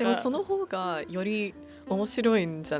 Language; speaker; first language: Japanese; non-native, fluent; English